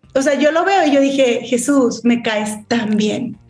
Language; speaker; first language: Spanish; native; Spanish